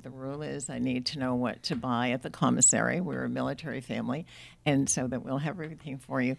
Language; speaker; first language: English; native; English